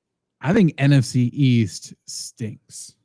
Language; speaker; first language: English; native; English